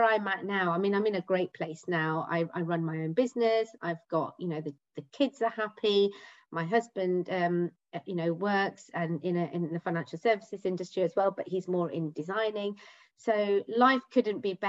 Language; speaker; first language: English; native; English